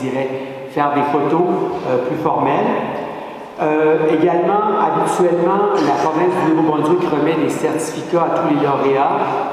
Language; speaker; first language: French; native; French